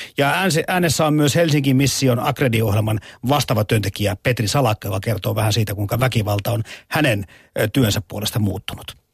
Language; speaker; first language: Finnish; native; Finnish